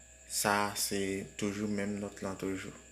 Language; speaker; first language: French; non-native, learner; Haitian Creole